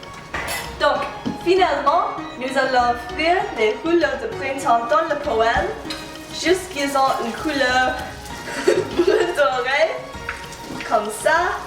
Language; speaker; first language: French; non-native, learner; English